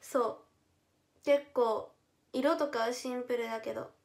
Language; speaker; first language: Japanese; native; Japanese